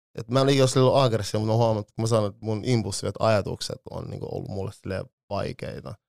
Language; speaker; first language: Finnish; early bilingual, other home language; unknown